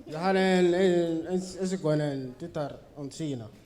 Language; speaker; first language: Finnish; early bilingual, other home language; Swahili